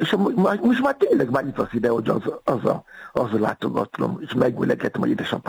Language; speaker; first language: Hungarian; non-native, fluent; Yoruba